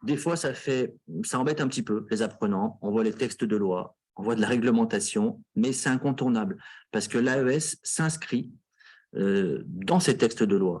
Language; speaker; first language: French; native; French